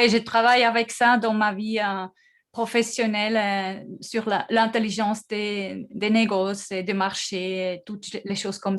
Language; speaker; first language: French; non-native, fluent; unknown